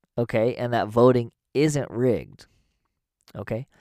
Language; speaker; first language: English; native; English